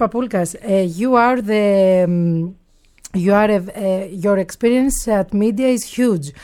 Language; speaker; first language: English; non-native, learner; Greek